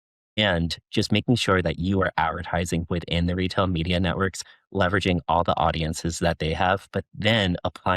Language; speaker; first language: English; native; English